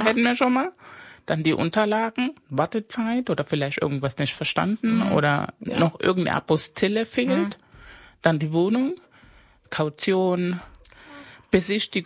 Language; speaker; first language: German; non-native, fluent; Spanish